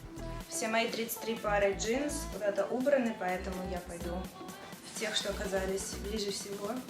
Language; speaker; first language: Russian; native; Russian